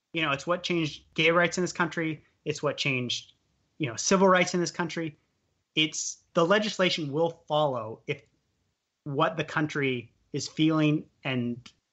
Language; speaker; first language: English; native; English